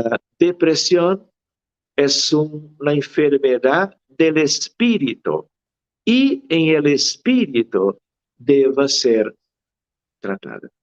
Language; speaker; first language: Spanish; non-native, fluent; Portuguese